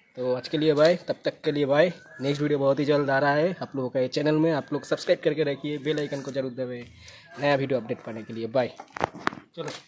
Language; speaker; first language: Hindi; non-native, local second language; Bangla